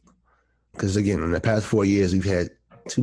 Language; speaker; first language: English; native; English